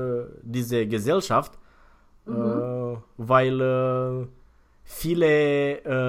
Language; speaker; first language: German; non-native, fluent; Romanian